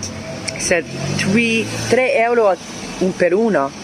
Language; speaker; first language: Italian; non-native, learner; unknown